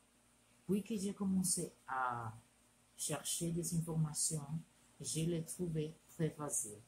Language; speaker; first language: French; non-native, learner; Spanish